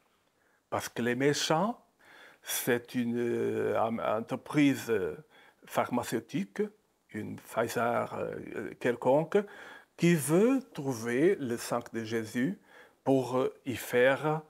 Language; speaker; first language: French; non-native, fluent; Portuguese